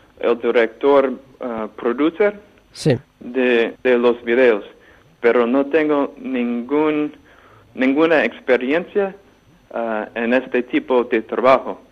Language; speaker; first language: Spanish; non-native, fluent; English